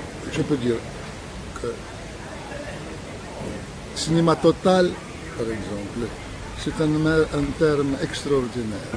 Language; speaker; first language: French; non-native, fluent; Russian